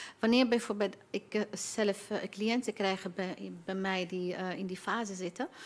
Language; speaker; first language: Dutch; non-native, fluent; Arabic